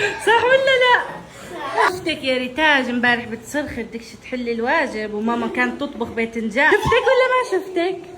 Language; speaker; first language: Arabic; native; Arabic